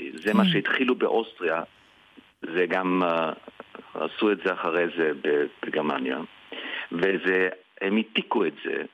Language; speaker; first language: Hebrew; early bilingual, heritage; Hebrew